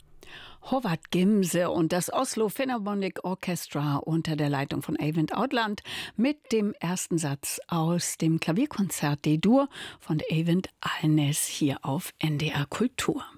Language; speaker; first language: German; native; German